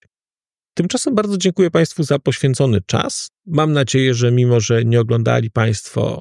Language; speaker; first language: Polish; native; Polish